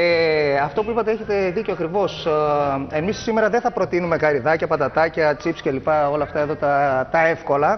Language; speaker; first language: Greek; native; Greek